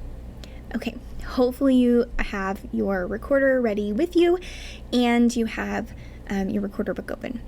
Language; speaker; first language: English; native; English